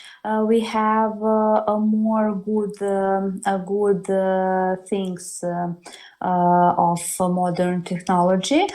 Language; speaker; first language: English; non-native, learner; Serbian